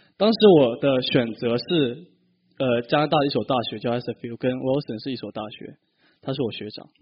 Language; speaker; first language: Chinese; native; Chinese